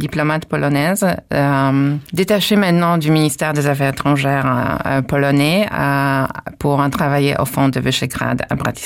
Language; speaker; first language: French; non-native, fluent; Polish